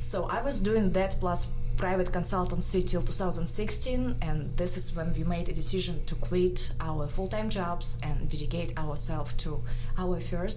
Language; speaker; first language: English; non-native, fluent; Kazakh